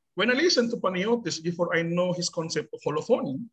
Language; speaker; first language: English; non-native, fluent; Indonesian